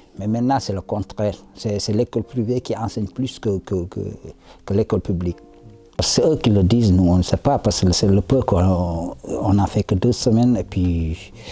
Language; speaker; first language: French; non-native, local second language; Wolof